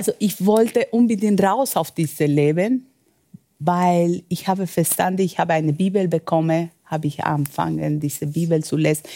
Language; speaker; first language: German; non-native, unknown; Spanish